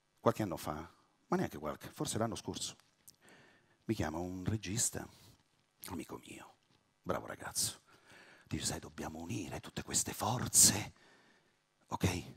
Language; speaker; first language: Italian; native; Italian